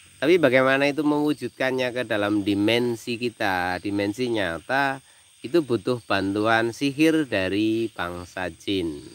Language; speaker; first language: Indonesian; native; Indonesian